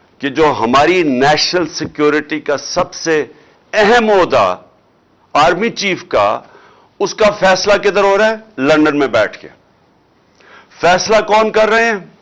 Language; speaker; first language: Urdu; native; Urdu